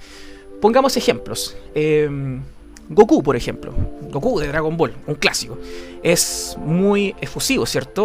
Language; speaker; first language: Spanish; native; Spanish